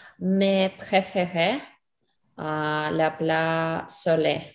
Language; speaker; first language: French; non-native, learner; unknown